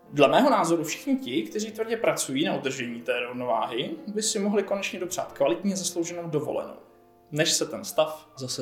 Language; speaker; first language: Czech; native; Czech